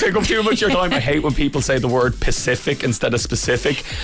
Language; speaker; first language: English; native; English